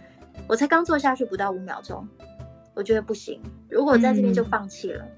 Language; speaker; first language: Chinese; non-native, local second language; Hakka Chinese